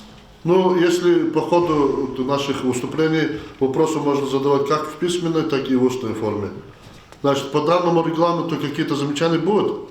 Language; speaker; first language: Russian; non-native, local second language; Lezghian